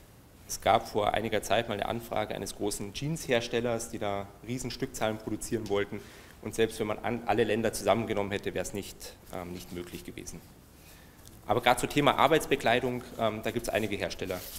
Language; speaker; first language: German; native; German